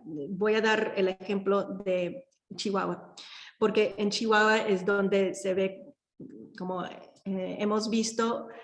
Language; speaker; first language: Spanish; early bilingual, heritage; Spanish